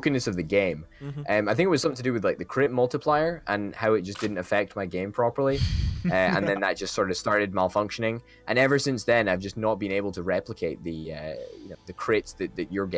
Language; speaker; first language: English; native; English